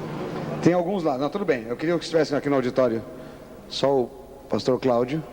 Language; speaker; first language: Portuguese; native; Portuguese